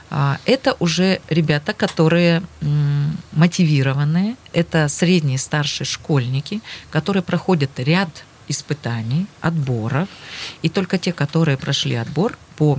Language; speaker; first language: Russian; native; Russian